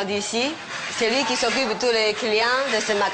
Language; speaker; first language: French; non-native, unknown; Chinese